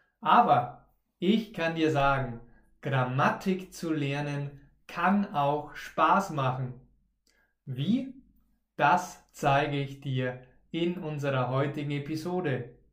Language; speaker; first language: German; native; German